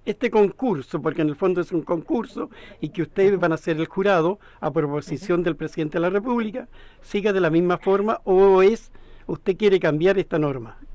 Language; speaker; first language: Spanish; native; Spanish